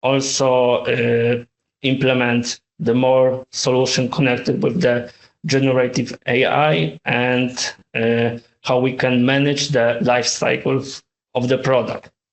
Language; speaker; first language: English; non-native, fluent; Polish